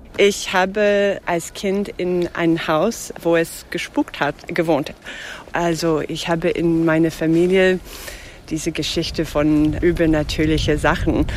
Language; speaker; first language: German; non-native, fluent; English